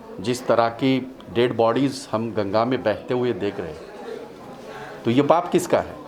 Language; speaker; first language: Hindi; native; Hindi